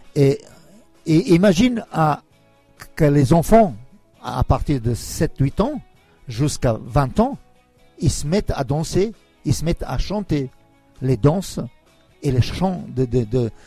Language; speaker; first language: French; non-native, fluent; Albanian